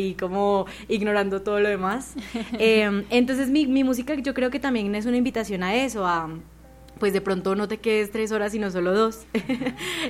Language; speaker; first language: Spanish; native; Spanish